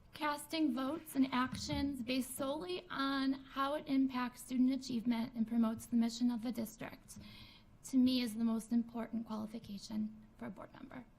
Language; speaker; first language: English; native; English